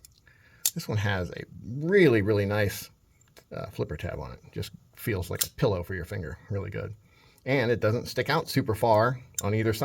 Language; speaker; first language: English; native; English